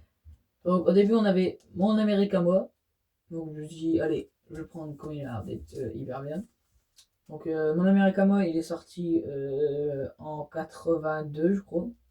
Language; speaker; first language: French; native; French